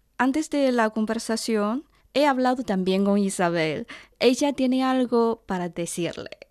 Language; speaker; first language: Spanish; non-native, fluent; Chinese